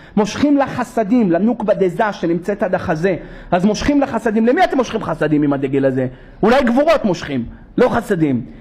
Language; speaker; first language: Hebrew; native; Hebrew